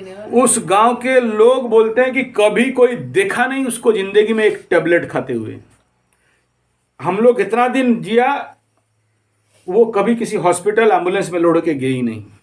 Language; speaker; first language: Hindi; non-native, local second language; Odia